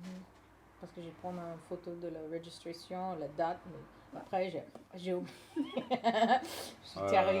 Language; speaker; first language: French; non-native, learner; English